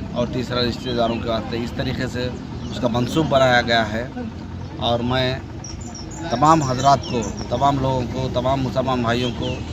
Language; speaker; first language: Urdu; native; Urdu